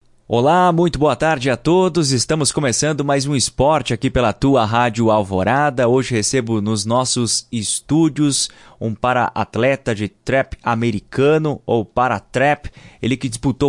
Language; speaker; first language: Portuguese; native; Portuguese